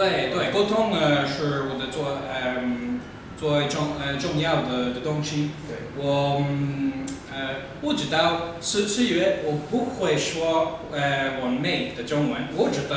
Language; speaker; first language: Chinese; non-native, learner; English